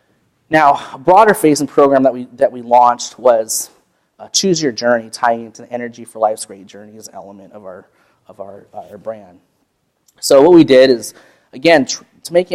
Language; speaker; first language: English; native; English